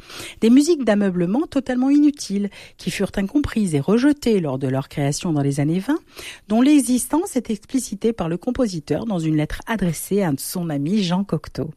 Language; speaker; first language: French; native; French